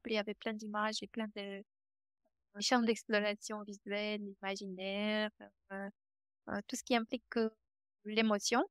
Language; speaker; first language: French; non-native, fluent; Romanian